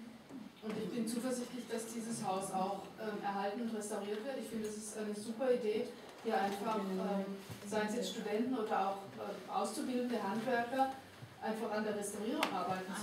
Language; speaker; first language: German; native; German